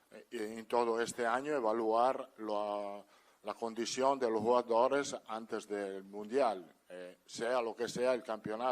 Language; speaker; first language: Spanish; non-native, fluent; Italian